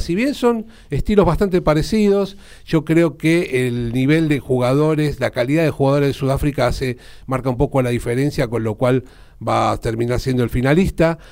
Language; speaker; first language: Spanish; native; Spanish